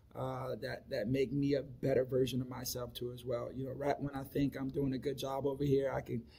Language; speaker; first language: English; native; English